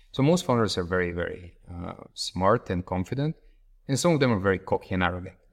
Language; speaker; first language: English; non-native, fluent; Bulgarian